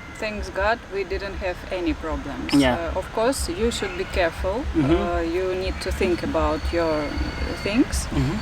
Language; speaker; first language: English; non-native, fluent; Russian